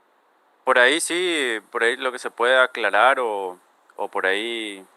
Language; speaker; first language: Spanish; native; Spanish